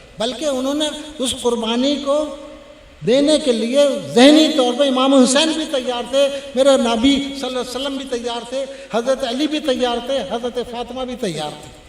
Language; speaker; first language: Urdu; non-native, local second language; Pashto